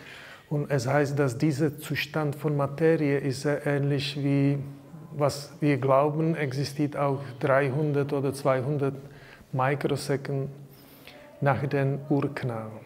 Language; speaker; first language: German; non-native, learner; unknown